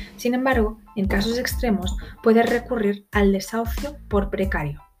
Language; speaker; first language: Spanish; native; Spanish